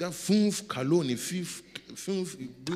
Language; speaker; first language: German; non-native, learner; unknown